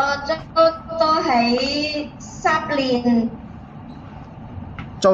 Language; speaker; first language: Cantonese; non-native, learner; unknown